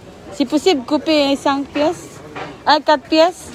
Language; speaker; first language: French; non-native, learner; Filipino